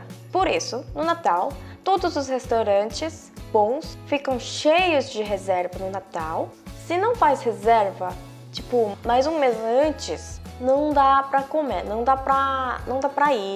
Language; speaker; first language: Portuguese; non-native, fluent; Korean